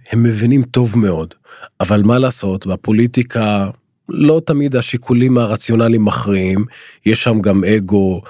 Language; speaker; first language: Hebrew; non-native, local second language; Arabic